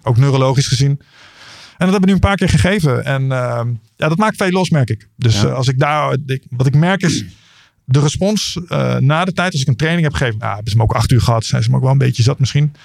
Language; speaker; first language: Dutch; native; Dutch